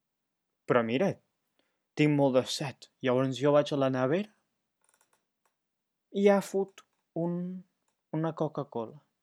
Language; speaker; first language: Catalan; non-native, learner; English